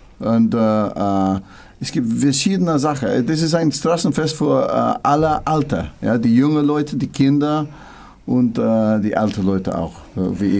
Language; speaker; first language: German; non-native, learner; English